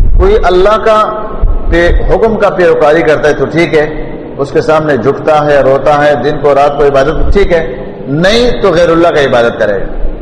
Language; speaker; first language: Urdu; non-native, local second language; Pashto